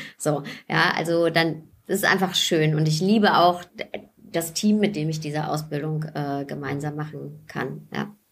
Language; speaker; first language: German; early bilingual, other home language; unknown